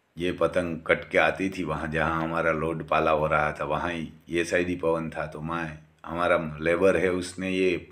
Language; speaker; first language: Hindi; non-native, local second language; Gujarati